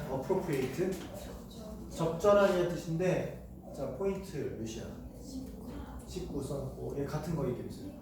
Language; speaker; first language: Korean; native; Korean